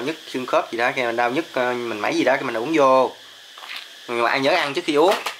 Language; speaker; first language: Vietnamese; native; Vietnamese